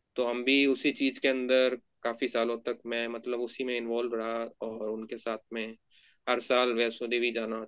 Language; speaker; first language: Hindi; native; Hindi